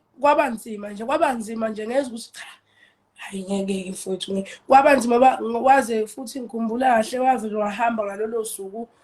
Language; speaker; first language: Zulu; native; Zulu